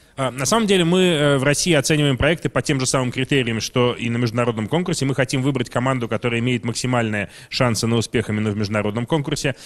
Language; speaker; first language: Russian; native; Russian